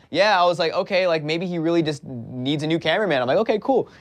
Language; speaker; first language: English; native; English